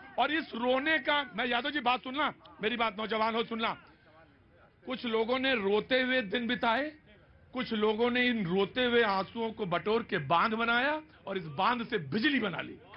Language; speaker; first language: Hindi; native; Hindi